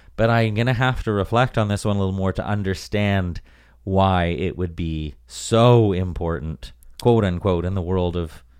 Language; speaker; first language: English; native; English